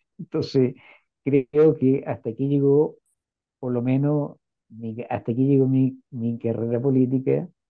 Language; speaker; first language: Spanish; native; Spanish